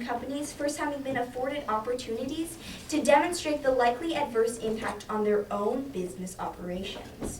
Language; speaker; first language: English; native; English